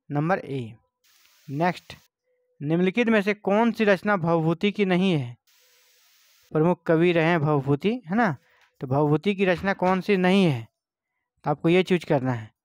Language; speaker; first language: Hindi; native; Hindi